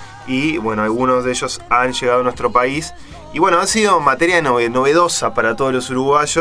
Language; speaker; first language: Spanish; native; Spanish